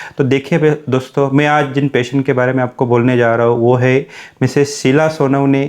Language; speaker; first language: Hindi; non-native, local second language; Marathi